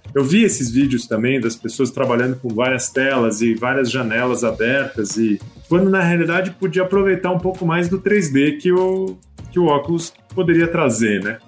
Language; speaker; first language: Portuguese; native; Portuguese